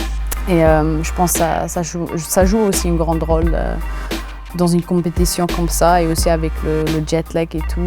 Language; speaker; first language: French; non-native, local second language; German